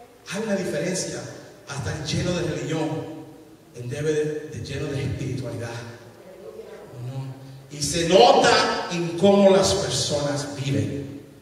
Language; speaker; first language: Spanish; early bilingual, heritage; Spanish